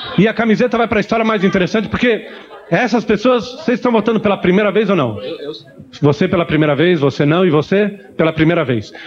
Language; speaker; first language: Portuguese; native; Portuguese